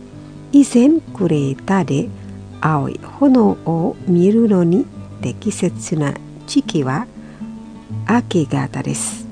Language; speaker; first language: Japanese; non-native, fluent; Indonesian